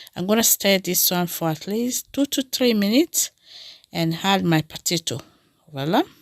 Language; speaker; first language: English; non-native, learner; French